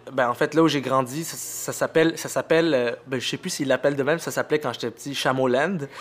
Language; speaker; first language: French; early bilingual, other home language; Arabic